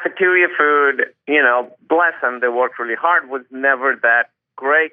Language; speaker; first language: English; non-native, local second language; Urdu